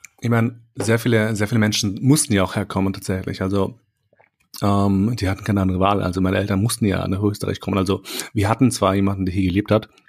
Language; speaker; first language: German; early bilingual, other home language; Albanian